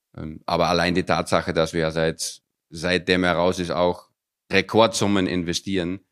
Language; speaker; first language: German; early bilingual, other home language; Dutch